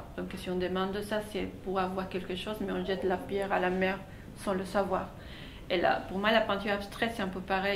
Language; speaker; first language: French; non-native, fluent; Spanish